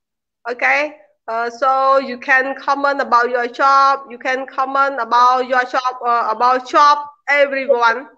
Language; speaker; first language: English; non-native, learner; Khmer